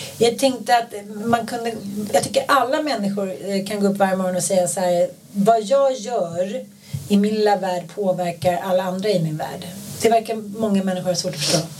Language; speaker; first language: Swedish; native; Swedish